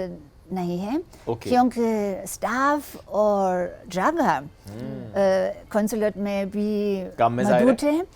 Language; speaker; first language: Hindi; non-native, learner; German